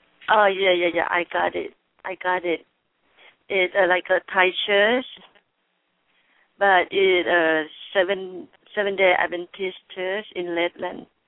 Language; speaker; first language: English; non-native, learner; Thai